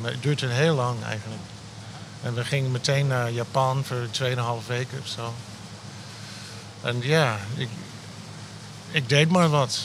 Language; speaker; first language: Dutch; non-native, fluent; English